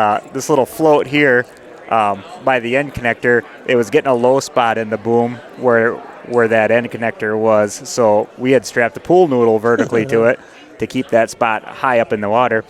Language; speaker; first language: English; native; English